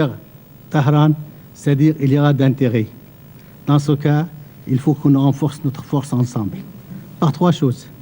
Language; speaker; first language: French; non-native, fluent; Arabic